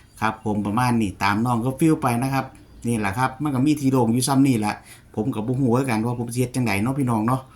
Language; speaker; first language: Thai; non-native, local second language; Lao